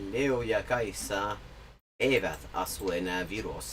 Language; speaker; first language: Finnish; non-native, learner; English